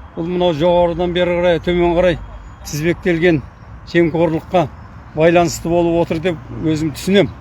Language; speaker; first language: Kazakh; native; Kazakh